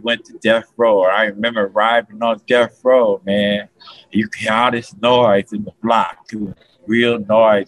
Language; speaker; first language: English; native; English